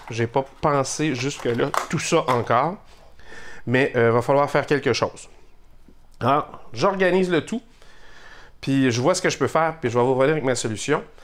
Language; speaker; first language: French; native; French